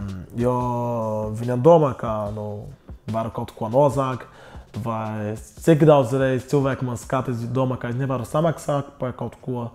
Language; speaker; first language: Latvian; non-native, learner; Portuguese